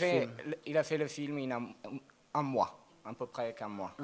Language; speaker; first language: French; non-native, learner; Italian